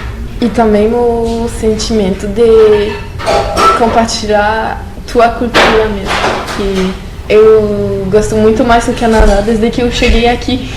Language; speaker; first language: Portuguese; non-native, fluent; French